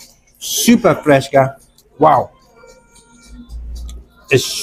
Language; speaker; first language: Spanish; non-native, learner; English